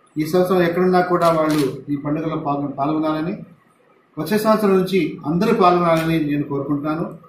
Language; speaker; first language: Telugu; non-native, local second language; Lambadi